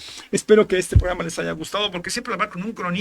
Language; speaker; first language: Spanish; native; Spanish